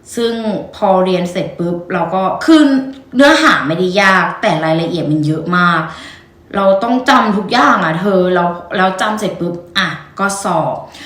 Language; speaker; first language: Thai; native; Thai